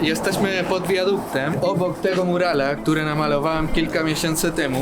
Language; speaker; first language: Polish; non-native, learner; Spanish